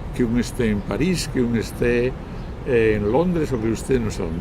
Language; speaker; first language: Spanish; non-native, local second language; Galician